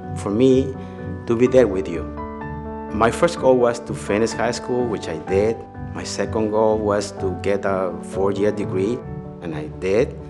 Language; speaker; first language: English; non-native, fluent; Spanish